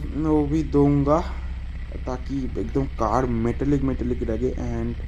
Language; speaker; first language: Hindi; non-native, local second language; Bangla